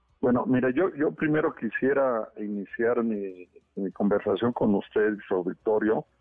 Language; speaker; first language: Spanish; native; Spanish